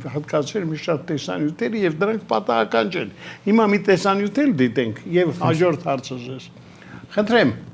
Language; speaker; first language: Armenian; native; Armenian